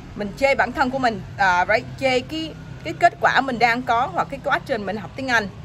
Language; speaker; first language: Vietnamese; early bilingual, heritage; Vietnamese